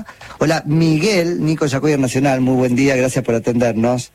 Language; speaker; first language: Spanish; native; Spanish